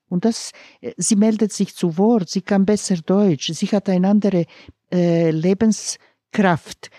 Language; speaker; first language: German; non-native, fluent; Croatian